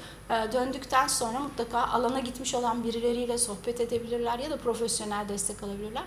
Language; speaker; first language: Turkish; native; Turkish